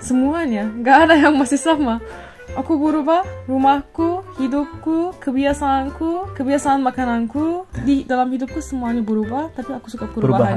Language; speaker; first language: Indonesian; non-native, fluent; Turkish